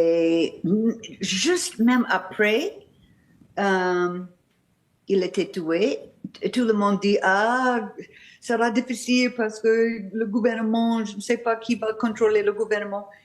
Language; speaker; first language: French; non-native, fluent; English